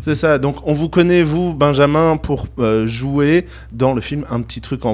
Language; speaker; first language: French; native; French